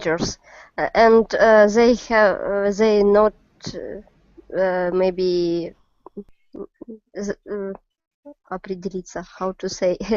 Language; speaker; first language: English; non-native, learner; Russian